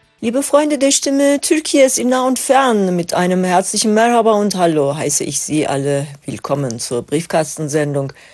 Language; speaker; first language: German; non-native, fluent; Turkish